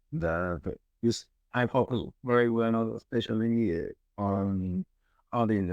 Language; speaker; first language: English; non-native, learner; Spanish